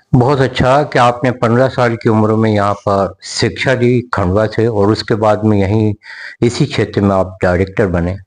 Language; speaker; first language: Hindi; native; Hindi